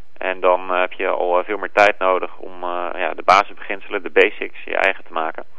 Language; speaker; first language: Dutch; native; Dutch